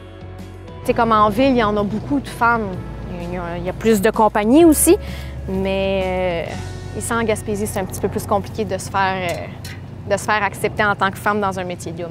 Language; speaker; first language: French; native; French